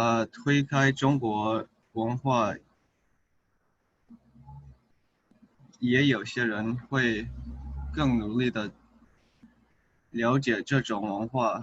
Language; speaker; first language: Chinese; early bilingual, heritage; English